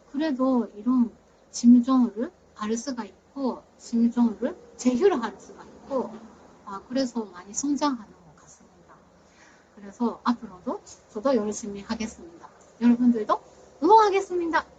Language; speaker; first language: Korean; non-native, fluent; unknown